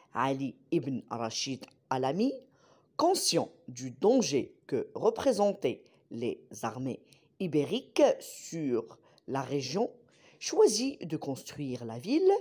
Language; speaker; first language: French; non-native, local second language; Arabic